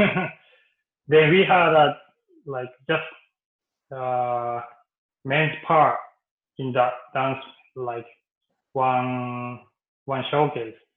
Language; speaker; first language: English; non-native, learner; Japanese